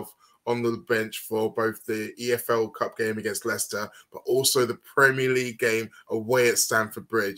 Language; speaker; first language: English; native; English